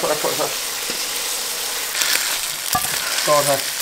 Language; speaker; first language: Chinese; native; Chinese